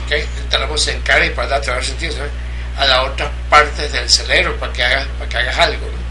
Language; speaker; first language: Spanish; native; Spanish